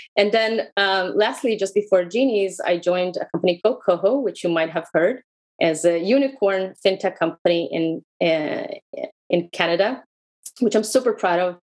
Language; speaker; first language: English; non-native, fluent; Hebrew